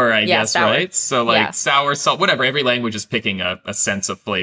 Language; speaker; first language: English; non-native, fluent; Persian